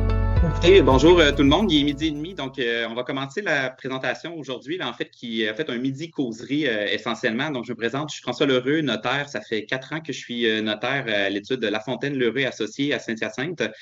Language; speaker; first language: French; native; French